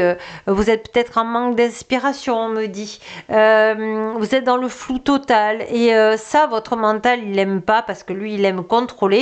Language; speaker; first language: French; native; French